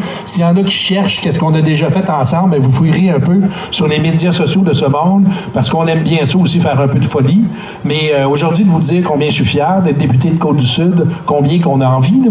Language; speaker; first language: French; native; French